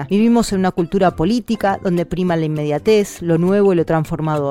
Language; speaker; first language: Spanish; native; Spanish